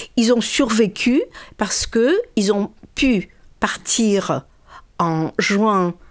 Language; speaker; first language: French; non-native, fluent; Russian